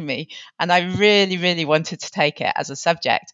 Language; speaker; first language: English; native; English